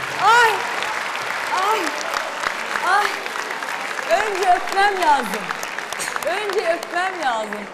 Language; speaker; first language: Turkish; native; Turkish